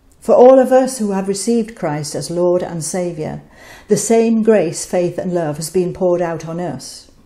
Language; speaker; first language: English; native; English